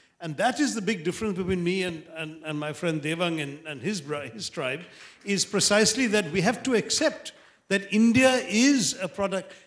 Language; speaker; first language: English; non-native, local second language; Malayalam